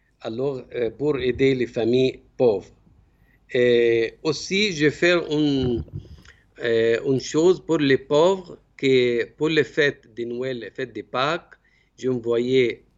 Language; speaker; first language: French; non-native, learner; Arabic